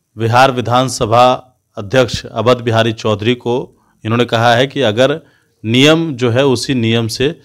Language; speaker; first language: Hindi; native; Hindi